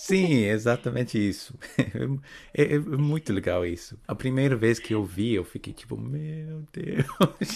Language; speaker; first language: Portuguese; non-native, fluent; English